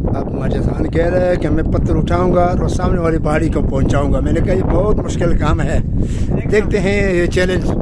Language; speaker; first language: Urdu; non-native, local second language; Pashto